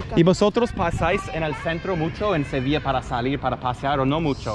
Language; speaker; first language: Spanish; non-native, fluent; English